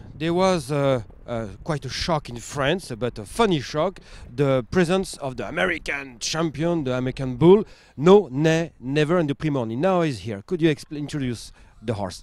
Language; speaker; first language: English; non-native, fluent; French